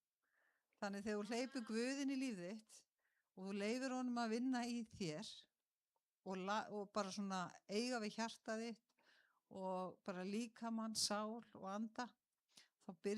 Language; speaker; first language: Icelandic; native; Icelandic